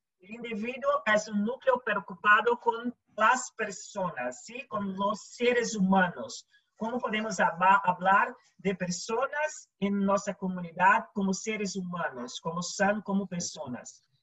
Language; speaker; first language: Spanish; non-native, local second language; Portuguese